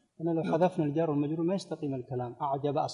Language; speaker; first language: Arabic; native; Arabic